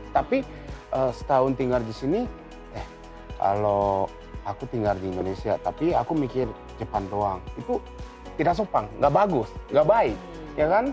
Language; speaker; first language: Indonesian; non-native, fluent; Japanese